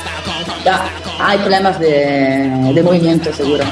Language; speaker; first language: Spanish; non-native, fluent; Italian